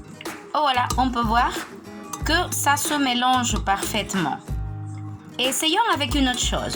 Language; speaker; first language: French; non-native, fluent; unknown